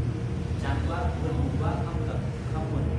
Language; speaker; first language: Vietnamese; non-native, learner; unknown